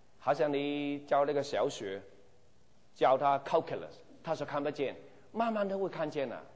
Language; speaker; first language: Chinese; non-native, local second language; Cantonese